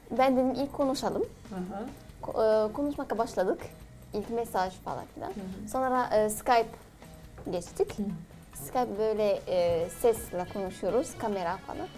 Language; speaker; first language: Turkish; non-native, learner; Arabic